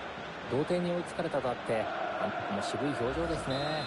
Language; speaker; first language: Japanese; native; Japanese